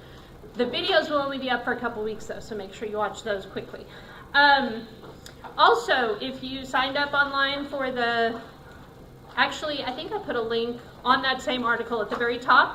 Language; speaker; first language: English; native; English